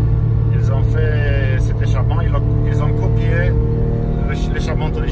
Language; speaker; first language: French; non-native, fluent; Romanian